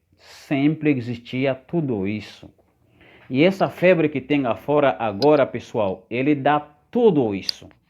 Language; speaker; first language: Portuguese; non-native, fluent; Haitian Creole